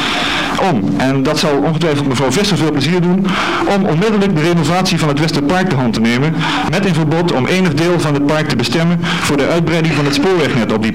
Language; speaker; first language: Dutch; native; Dutch